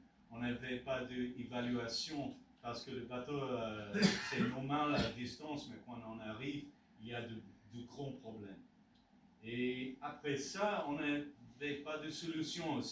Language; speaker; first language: French; non-native, learner; English